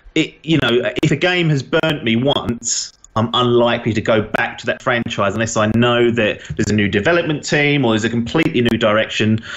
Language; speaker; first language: English; native; English